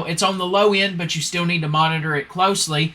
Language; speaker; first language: English; native; English